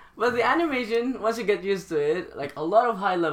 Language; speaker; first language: English; non-native, local second language; Filipino